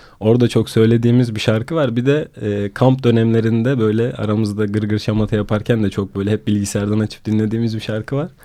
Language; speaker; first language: Turkish; native; Turkish